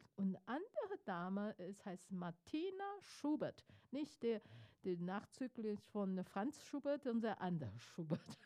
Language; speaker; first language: German; non-native, fluent; Chinese